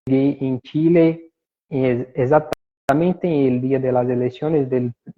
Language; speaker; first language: Spanish; non-native, fluent; Portuguese